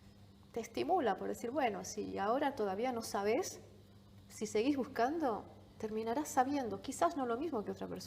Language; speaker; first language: Spanish; native; Spanish